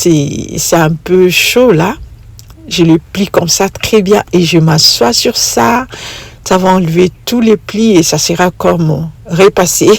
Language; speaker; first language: French; non-native, local second language; Lingala